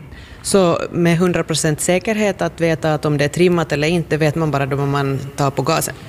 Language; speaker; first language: Swedish; native; Swedish